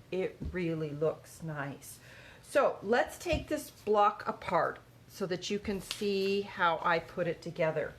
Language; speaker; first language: English; native; English